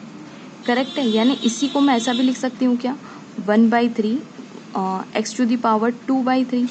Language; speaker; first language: Hindi; native; Hindi